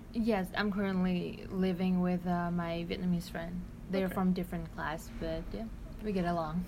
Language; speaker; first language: English; non-native, fluent; Vietnamese